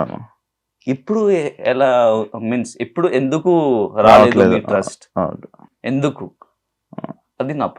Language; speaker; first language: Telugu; non-native, learner; Hindi